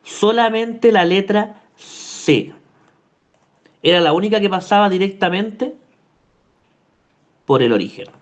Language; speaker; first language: Spanish; native; Spanish